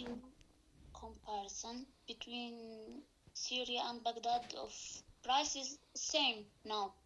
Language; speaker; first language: English; non-native, learner; Arabic